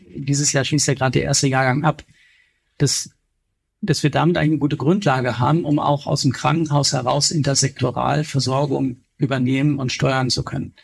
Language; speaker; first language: German; native; German